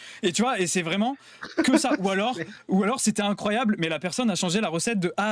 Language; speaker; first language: French; native; French